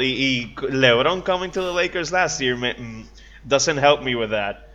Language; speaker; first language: English; non-native, local second language; Spanish